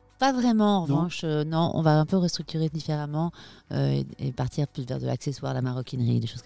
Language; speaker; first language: French; native; French